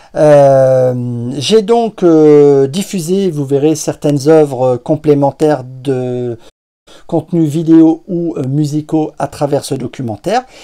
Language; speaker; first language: French; native; French